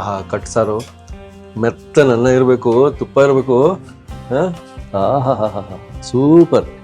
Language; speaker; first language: Kannada; native; Kannada